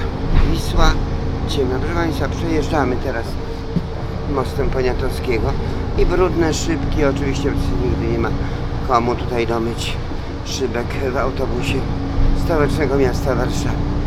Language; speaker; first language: Polish; native; Polish